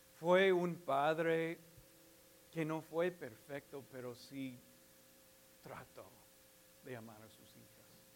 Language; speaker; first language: Spanish; non-native, fluent; English